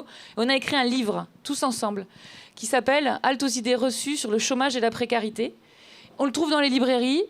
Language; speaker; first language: French; native; French